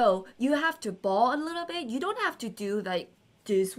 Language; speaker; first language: English; non-native, fluent; Korean